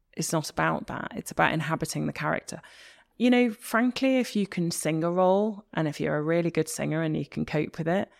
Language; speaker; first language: English; native; English